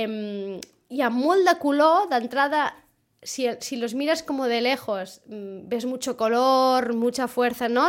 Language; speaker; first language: Spanish; non-native, local second language; Catalan